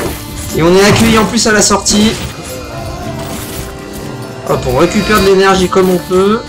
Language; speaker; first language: French; native; French